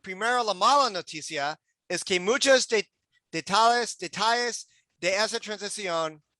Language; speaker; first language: Spanish; non-native, learner; English